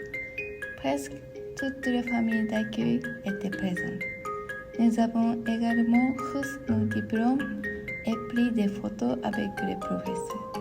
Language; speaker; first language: French; non-native, learner; Japanese